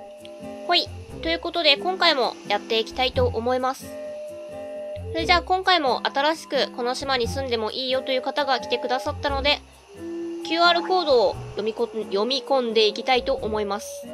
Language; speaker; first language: Japanese; native; Japanese